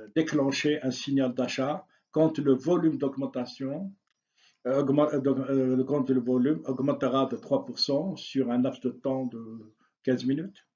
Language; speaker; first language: French; non-native, local second language; Arabic